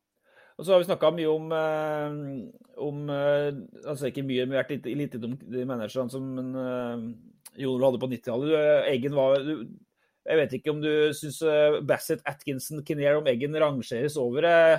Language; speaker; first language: Norwegian; native; Norwegian